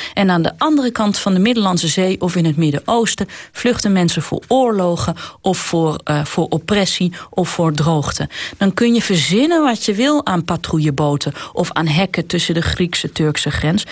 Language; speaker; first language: Dutch; native; Dutch